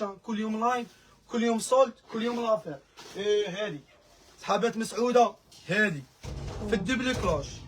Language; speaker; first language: Arabic; native; Arabic